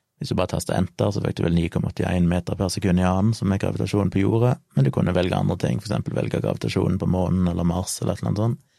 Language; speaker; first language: Norwegian; native; Norwegian